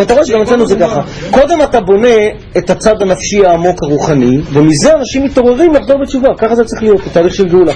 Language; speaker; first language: Hebrew; native; Hebrew